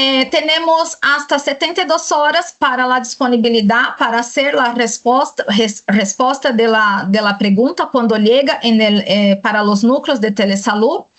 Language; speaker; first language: Spanish; non-native, fluent; Portuguese